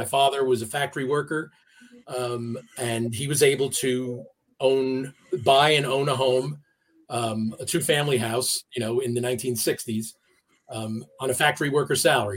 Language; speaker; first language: English; native; English